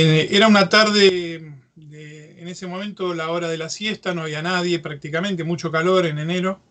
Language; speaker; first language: Spanish; native; Spanish